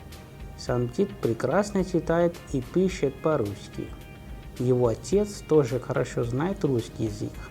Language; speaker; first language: Russian; non-native, fluent; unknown